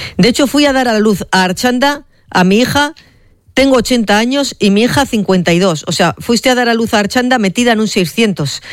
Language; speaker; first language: Spanish; native; Spanish